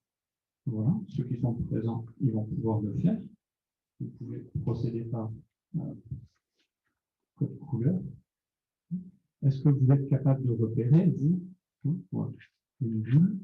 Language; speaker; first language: French; native; French